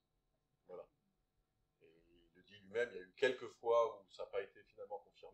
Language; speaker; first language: French; native; French